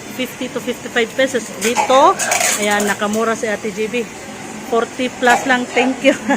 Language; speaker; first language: Filipino; non-native, local second language; Cebuano